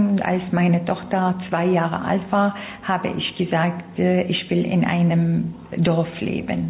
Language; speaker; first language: German; non-native, fluent; Arabic